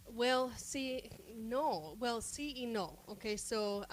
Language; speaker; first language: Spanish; non-native, fluent; English